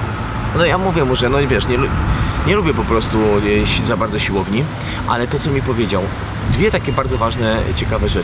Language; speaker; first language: Polish; native; Polish